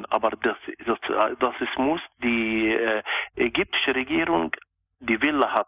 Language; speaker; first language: German; non-native, local second language; Arabic